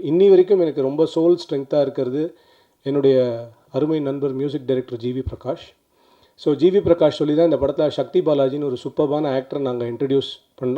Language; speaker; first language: Tamil; native; Tamil